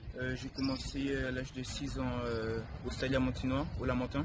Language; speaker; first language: French; native; French